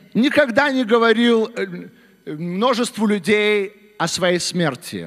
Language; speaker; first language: Russian; native; Russian